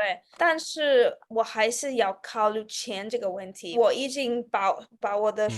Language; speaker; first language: Chinese; non-native, fluent; Russian